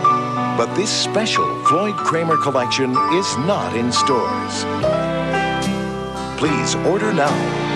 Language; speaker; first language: English; native; English